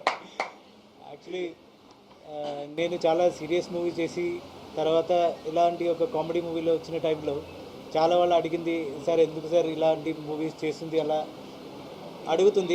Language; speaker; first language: Telugu; non-native, fluent; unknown